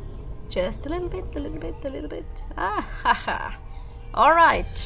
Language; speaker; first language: English; non-native, fluent; German